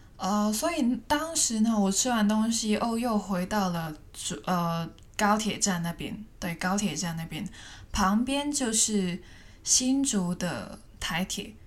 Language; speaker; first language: Chinese; non-native, fluent; Cantonese